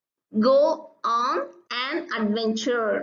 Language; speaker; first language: English; non-native, local second language; Tamil